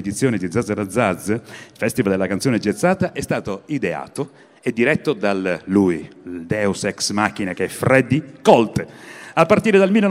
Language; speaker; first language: Italian; native; Italian